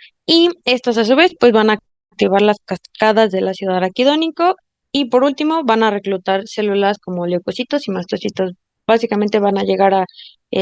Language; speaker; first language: Spanish; native; Spanish